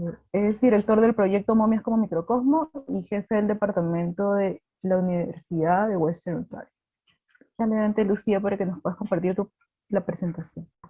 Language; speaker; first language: Spanish; native; Spanish